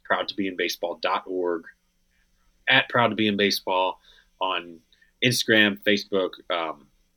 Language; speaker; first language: English; native; English